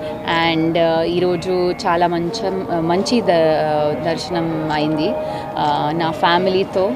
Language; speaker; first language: Telugu; non-native, learner; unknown